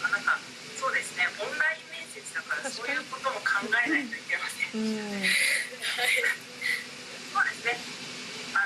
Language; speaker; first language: Japanese; non-native, fluent; Chinese